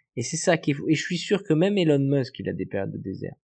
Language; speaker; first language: French; native; French